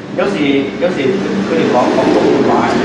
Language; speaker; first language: Cantonese; native; Cantonese